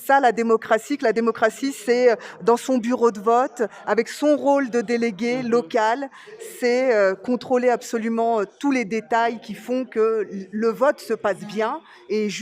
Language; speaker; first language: French; native; French